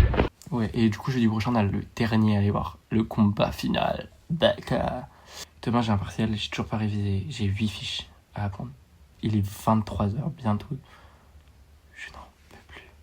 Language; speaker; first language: French; native; French